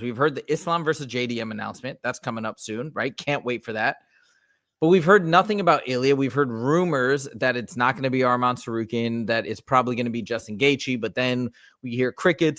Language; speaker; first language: English; native; English